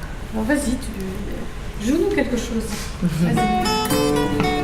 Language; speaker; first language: French; native; French